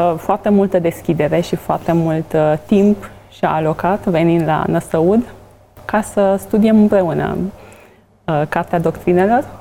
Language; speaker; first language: Romanian; native; Romanian